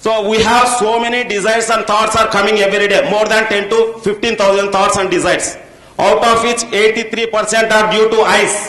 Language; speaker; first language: English; non-native, local second language; Telugu